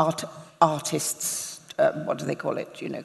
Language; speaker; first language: English; native; English